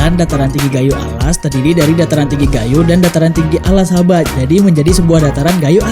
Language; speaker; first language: Indonesian; native; Indonesian